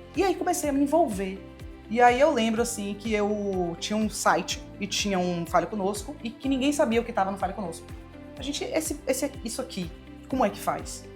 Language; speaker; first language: Portuguese; early bilingual, heritage; Portuguese